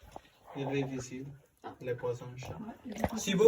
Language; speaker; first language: French; non-native, learner; Spanish